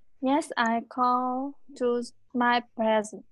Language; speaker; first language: English; non-native, learner; Vietnamese